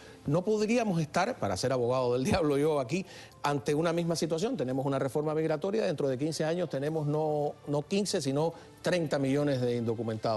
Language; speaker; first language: Spanish; native; Spanish